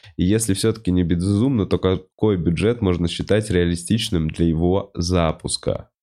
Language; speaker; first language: Russian; native; Russian